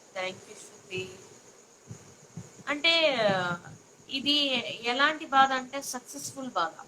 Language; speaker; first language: Telugu; native; Telugu